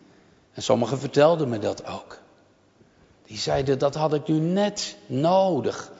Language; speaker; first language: Dutch; native; Dutch